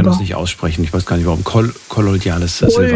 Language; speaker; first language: German; native; German